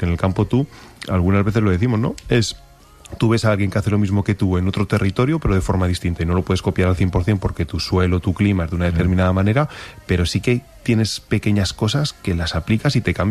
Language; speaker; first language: Spanish; native; Spanish